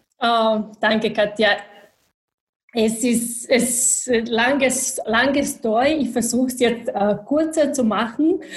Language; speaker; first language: German; non-native, fluent; Bosnian